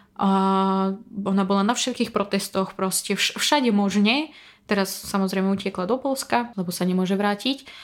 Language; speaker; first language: Slovak; non-native, fluent; Russian